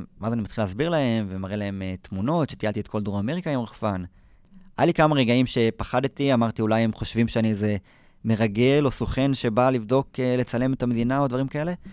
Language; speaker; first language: Hebrew; native; Hebrew